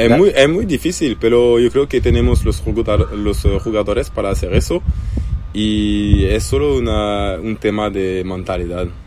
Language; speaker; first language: Spanish; non-native, learner; French